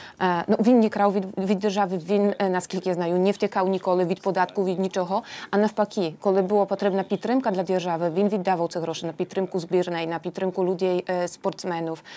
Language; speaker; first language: Polish; non-native, learner; Ukrainian